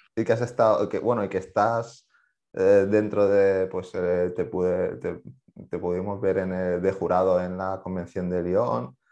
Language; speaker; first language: Spanish; native; Spanish